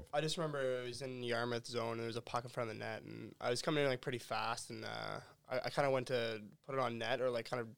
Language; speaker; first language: English; native; English